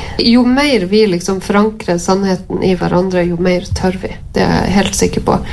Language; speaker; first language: Norwegian; native; Norwegian